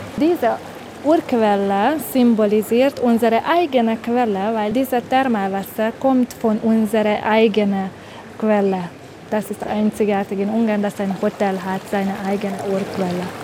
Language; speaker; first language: German; non-native, learner; Hungarian